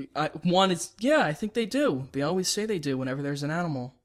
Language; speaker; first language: English; native; English